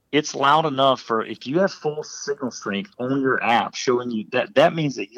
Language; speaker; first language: English; native; English